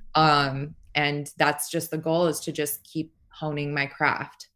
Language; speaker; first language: English; native; English